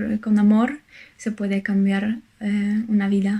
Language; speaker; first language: Spanish; non-native, fluent; Polish